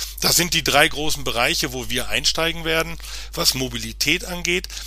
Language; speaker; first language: German; native; German